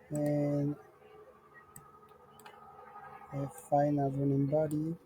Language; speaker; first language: English; non-native, learner; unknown